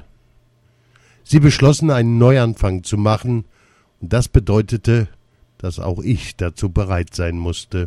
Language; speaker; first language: German; early bilingual, other home language; Russian